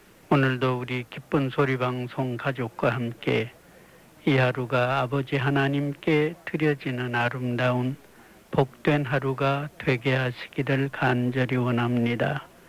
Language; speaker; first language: Korean; native; Korean